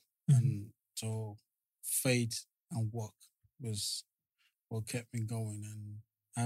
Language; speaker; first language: English; non-native, local second language; Yoruba